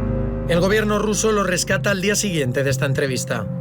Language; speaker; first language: Spanish; native; Spanish